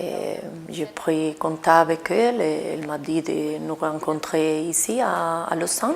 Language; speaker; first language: French; non-native, fluent; Spanish